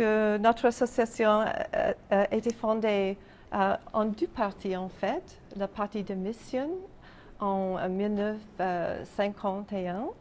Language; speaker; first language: French; non-native, local second language; English